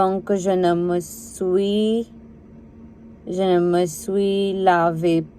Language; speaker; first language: French; non-native, learner; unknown